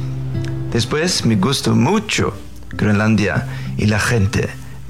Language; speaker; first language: Spanish; non-native, fluent; Faroese